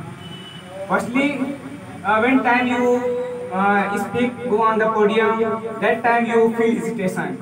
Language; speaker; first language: English; non-native, learner; Hindi